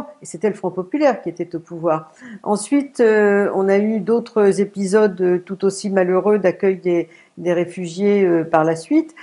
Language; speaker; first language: French; native; French